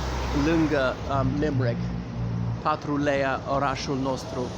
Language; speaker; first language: Romanian; non-native, learner; English